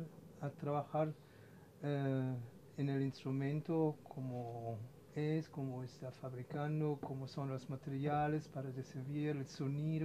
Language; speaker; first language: Spanish; non-native, fluent; German